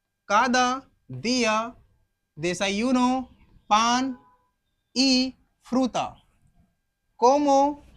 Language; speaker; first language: Spanish; non-native, fluent; Hindi